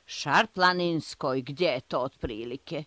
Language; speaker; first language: Croatian; native; Croatian